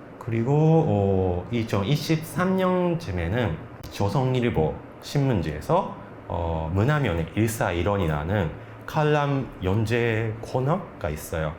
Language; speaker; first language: Korean; non-native, fluent; Japanese